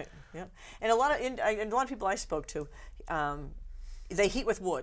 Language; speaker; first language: English; native; English